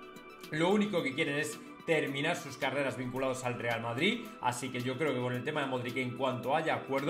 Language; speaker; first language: Spanish; native; Spanish